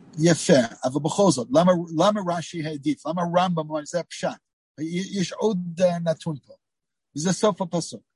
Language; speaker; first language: Hebrew; non-native, fluent; English